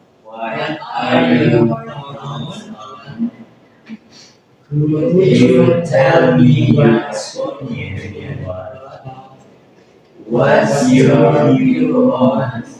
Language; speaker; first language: English; non-native, learner; Indonesian